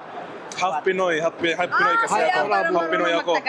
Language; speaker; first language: Filipino; early bilingual, heritage; Filipino